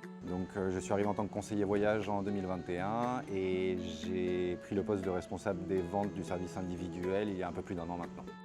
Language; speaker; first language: French; native; French